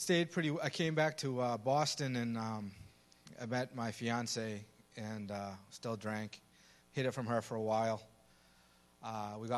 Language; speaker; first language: English; native; English